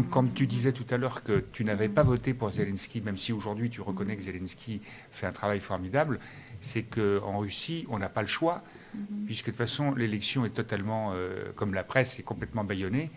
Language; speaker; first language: French; native; French